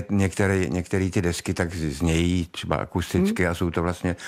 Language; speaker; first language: Czech; native; Czech